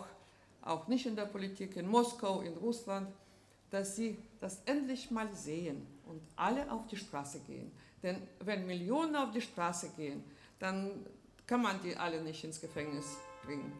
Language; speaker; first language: German; non-native, fluent; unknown